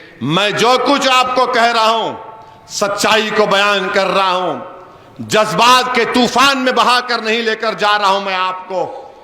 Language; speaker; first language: Urdu; native; Urdu